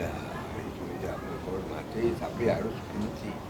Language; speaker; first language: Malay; non-native, local second language; Javanese